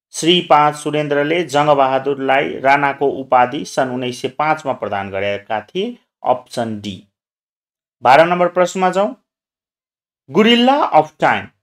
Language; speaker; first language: Nepali; non-native, local second language; Maithili